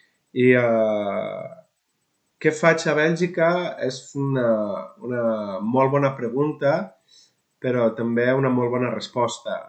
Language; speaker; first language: Catalan; non-native, local second language; Spanish